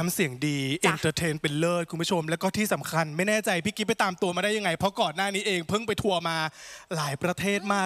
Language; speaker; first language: Thai; native; Thai